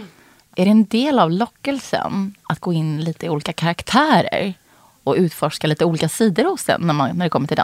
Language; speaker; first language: Swedish; native; Swedish